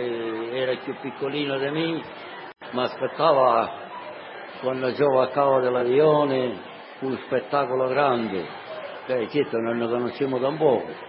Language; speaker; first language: Italian; non-native, learner; Sicilian